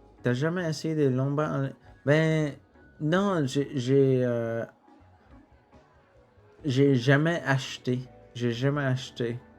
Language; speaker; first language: French; non-native, local second language; English